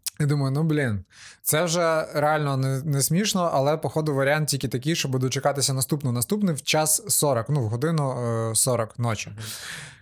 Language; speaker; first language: Ukrainian; native; Ukrainian